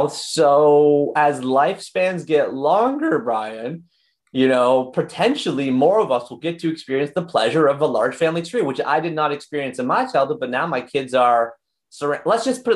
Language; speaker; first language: English; native; English